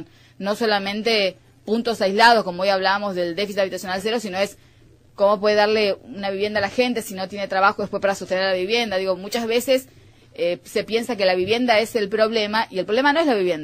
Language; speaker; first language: Spanish; native; Spanish